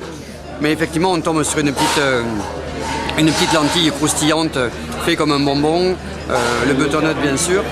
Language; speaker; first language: French; native; French